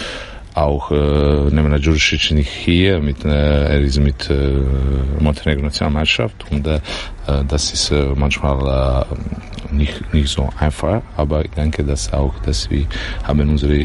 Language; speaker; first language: German; non-native, learner; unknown